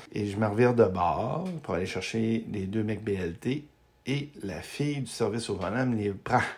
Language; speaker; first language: French; native; French